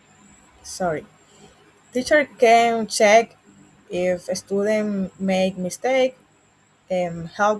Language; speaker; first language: English; non-native, learner; Spanish